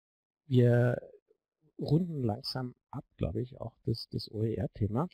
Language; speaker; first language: German; native; German